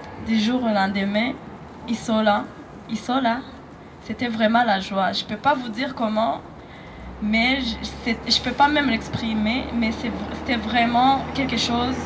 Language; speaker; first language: French; non-native, local second language; Rundi